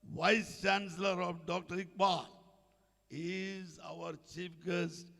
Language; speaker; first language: English; non-native, local second language; Malayalam